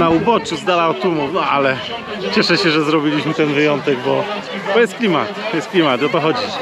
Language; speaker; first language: Polish; native; Polish